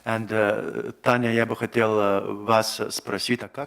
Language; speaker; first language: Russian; non-native, fluent; Lithuanian